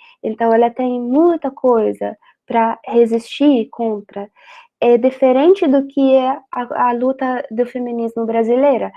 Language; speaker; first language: Portuguese; non-native, fluent; Arabic